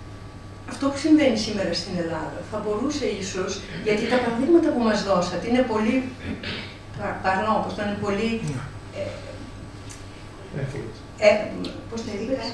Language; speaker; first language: Greek; native; Greek